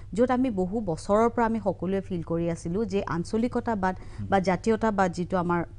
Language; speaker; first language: Assamese; native; Assamese